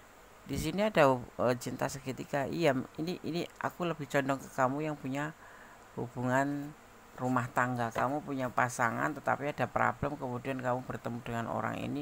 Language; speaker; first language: Indonesian; native; Indonesian